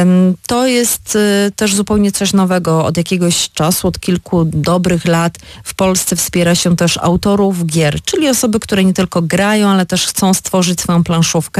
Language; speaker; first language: Polish; native; Polish